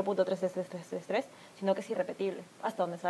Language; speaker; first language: Spanish; native; Spanish